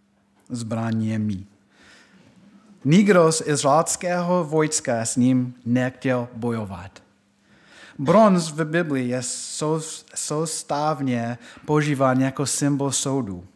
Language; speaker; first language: Czech; non-native, fluent; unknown